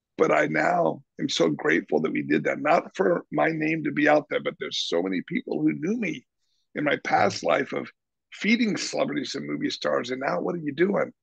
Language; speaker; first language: English; native; English